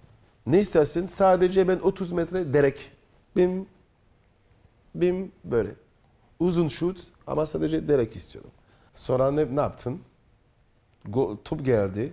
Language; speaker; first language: Turkish; non-native, learner; French